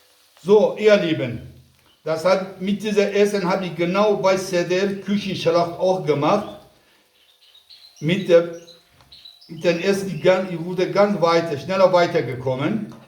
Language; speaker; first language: German; non-native, local second language; Kurdish